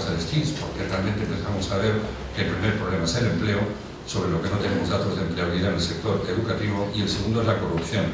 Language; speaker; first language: Spanish; native; Spanish